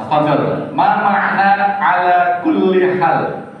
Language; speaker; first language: Arabic; non-native, fluent; Indonesian